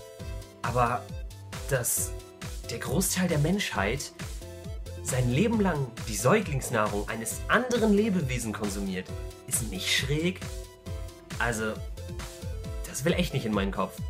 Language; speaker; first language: German; native; German